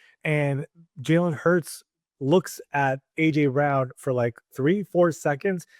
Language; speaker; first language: English; native; English